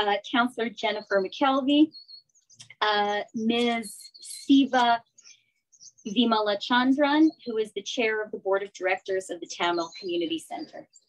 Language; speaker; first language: English; native; English